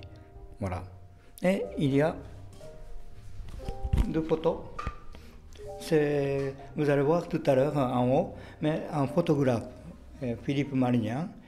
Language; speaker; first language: French; non-native, fluent; Japanese